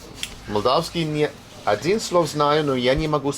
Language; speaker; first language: Russian; non-native, learner; English